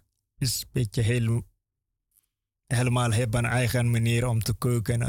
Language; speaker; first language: Dutch; non-native, learner; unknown